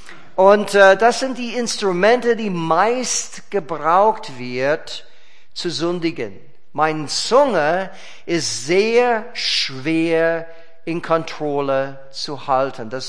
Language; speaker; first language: German; non-native, fluent; English